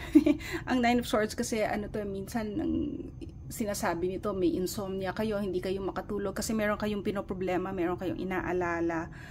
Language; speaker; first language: Filipino; native; Filipino